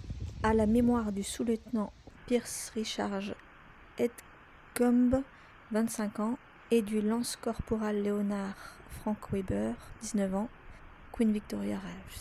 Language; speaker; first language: French; native; French